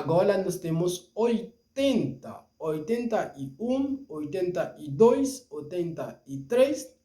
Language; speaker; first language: Portuguese; non-native, fluent; Haitian Creole